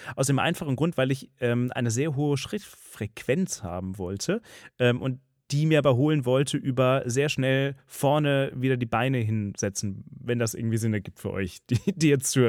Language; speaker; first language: German; native; German